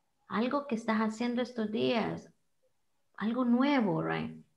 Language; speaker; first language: Spanish; native; Spanish